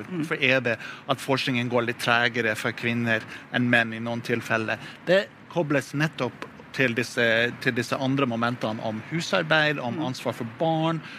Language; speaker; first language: Norwegian; non-native, fluent; English